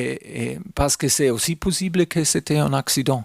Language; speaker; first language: French; non-native, fluent; German